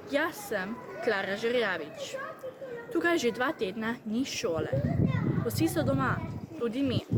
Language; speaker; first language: Slovenian; early bilingual, heritage; Slovenian